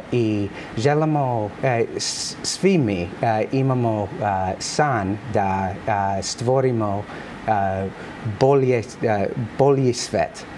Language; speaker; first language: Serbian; non-native, learner; English